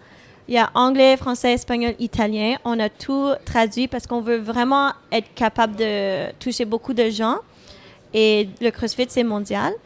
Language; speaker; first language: French; non-native, fluent; English